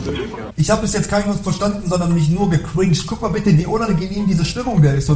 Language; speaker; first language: German; native; German